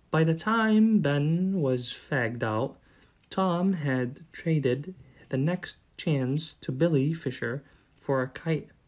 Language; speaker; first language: English; non-native, fluent; Arabic